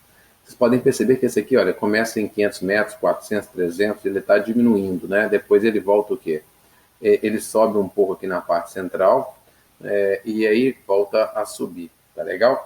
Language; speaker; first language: Portuguese; native; Portuguese